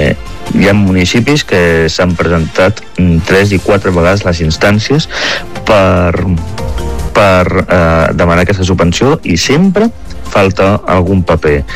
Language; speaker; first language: Catalan; native; Catalan